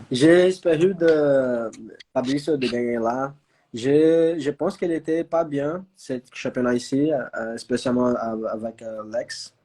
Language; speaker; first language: French; non-native, learner; Portuguese